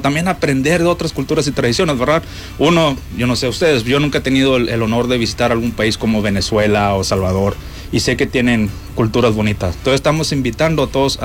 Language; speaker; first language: Spanish; native; Spanish